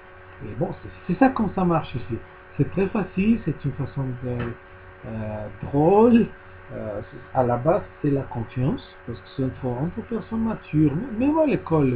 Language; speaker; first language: French; non-native, learner; Spanish